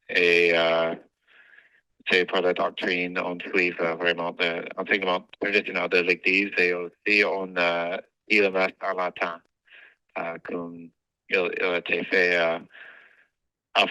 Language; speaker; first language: French; non-native, fluent; English